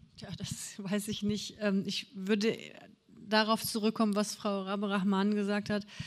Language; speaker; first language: German; native; German